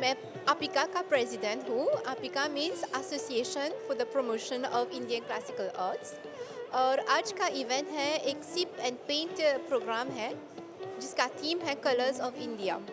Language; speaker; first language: Hindi; non-native, local second language; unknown